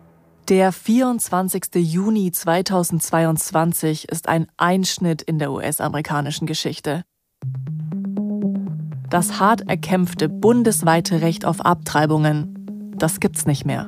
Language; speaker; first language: German; native; German